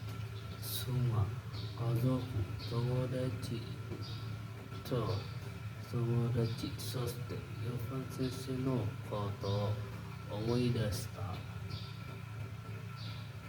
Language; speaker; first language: Japanese; non-native, learner; Indonesian